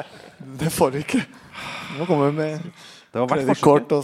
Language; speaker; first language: Norwegian; non-native, fluent; Spanish